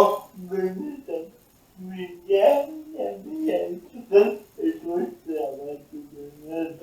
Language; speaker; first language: Basque; non-native, learner; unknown